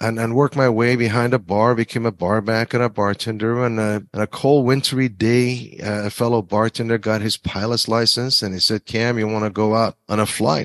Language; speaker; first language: English; non-native, fluent; Persian